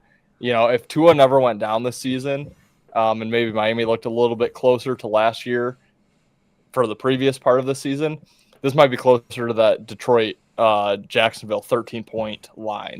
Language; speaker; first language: English; native; English